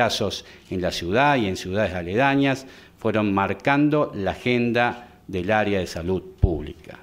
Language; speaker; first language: Spanish; native; Spanish